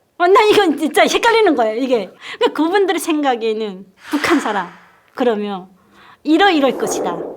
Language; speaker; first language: Korean; native; Korean